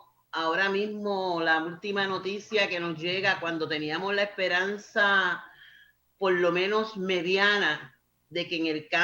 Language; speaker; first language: Spanish; native; Spanish